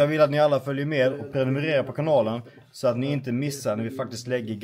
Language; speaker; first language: Swedish; native; Swedish